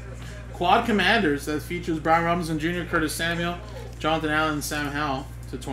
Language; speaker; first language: English; native; English